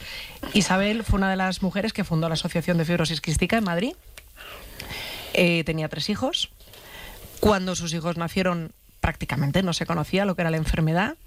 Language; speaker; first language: Spanish; native; Spanish